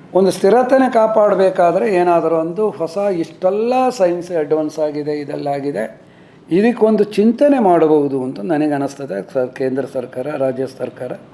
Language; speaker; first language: Kannada; non-native, local second language; Kodava